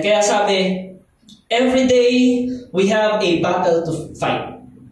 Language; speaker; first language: English; non-native, local second language; Filipino